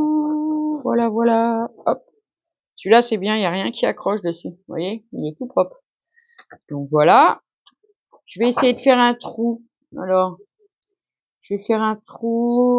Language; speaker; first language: French; native; French